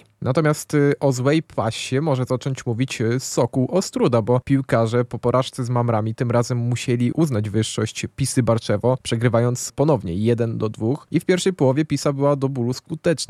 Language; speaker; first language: Polish; native; Polish